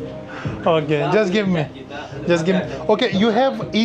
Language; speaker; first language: English; non-native, learner; Urdu